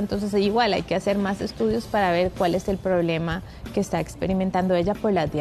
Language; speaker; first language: Spanish; native; Spanish